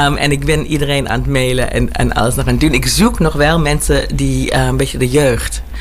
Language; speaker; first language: Dutch; early bilingual, heritage; Dutch